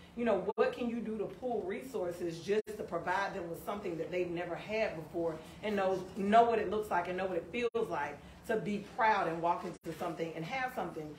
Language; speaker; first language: English; native; English